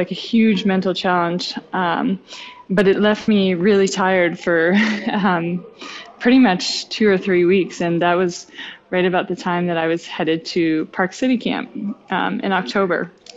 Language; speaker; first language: English; native; English